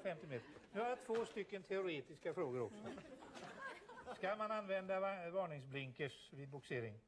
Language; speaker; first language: Swedish; native; Swedish